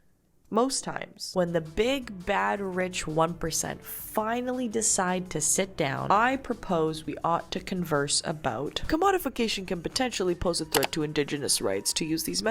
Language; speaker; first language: English; native; English